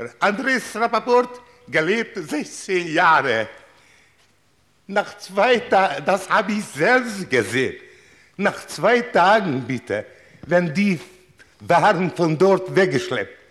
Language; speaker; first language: German; non-native, learner; Hungarian